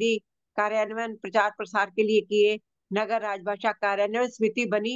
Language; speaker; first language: Hindi; native; Hindi